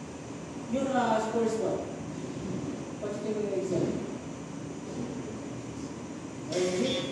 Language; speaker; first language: English; non-native, local second language; Filipino